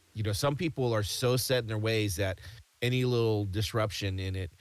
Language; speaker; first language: English; native; English